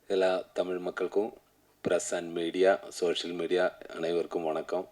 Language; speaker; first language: Tamil; non-native, learner; Malayalam